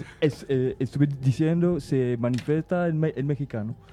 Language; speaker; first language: Spanish; non-native, fluent; French